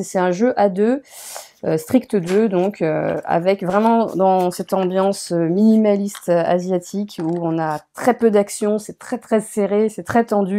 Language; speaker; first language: French; native; French